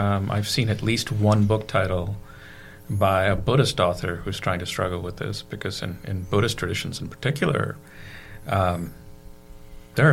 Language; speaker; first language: English; non-native, local second language; Malayalam